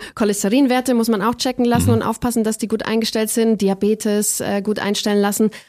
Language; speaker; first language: German; native; German